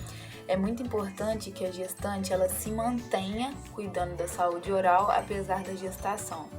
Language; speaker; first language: Portuguese; native; Portuguese